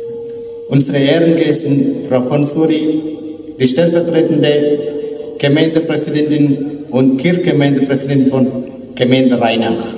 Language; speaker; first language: German; non-native, fluent; Malayalam